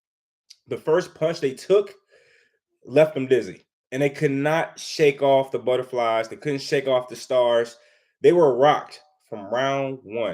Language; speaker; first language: English; native; English